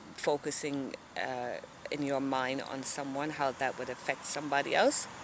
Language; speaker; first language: English; native; English